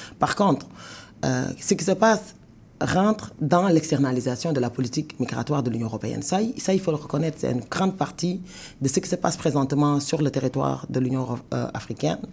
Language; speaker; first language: French; non-native, local second language; Wolof